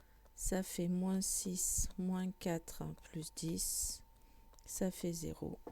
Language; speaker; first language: French; native; French